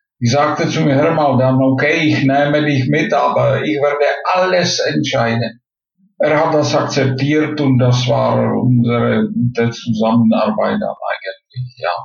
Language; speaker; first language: German; non-native, fluent; Czech